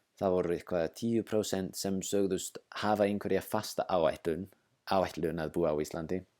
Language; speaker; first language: Icelandic; non-native, fluent; English